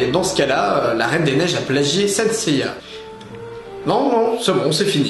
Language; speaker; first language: French; native; French